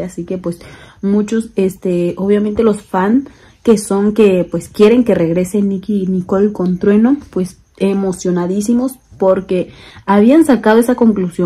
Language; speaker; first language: Spanish; native; Spanish